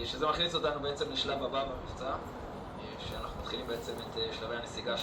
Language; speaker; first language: Hebrew; native; Hebrew